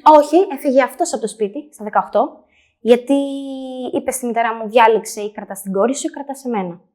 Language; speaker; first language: Greek; native; Greek